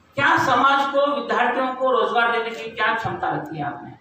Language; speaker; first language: Hindi; non-native, local second language; Kannada